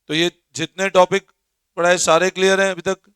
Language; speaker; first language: Hindi; native; Hindi